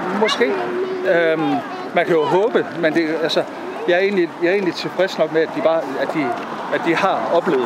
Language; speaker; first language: Danish; native; Danish